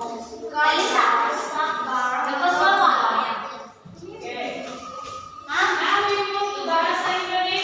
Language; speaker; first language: English; non-native, local second language; Indonesian